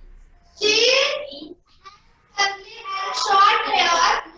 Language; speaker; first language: English; non-native, learner; Marathi